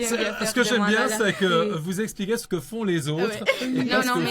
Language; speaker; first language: French; native; French